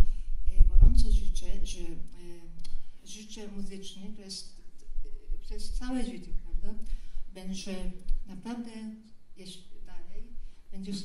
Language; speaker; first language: Polish; non-native, fluent; Japanese